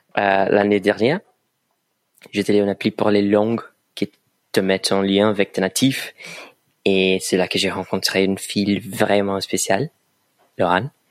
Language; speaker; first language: French; non-native, fluent; Portuguese